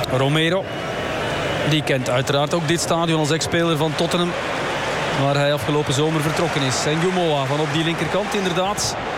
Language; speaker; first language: Dutch; native; Dutch